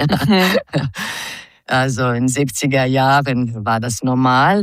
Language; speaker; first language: German; non-native, fluent; Croatian